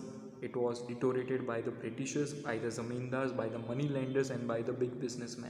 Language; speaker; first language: English; non-native, local second language; Hindi